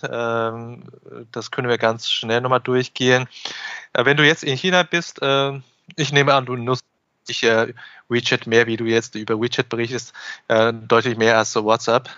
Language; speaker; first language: German; non-native, fluent; Chinese